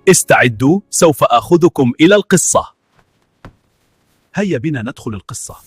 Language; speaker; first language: Arabic; native; Arabic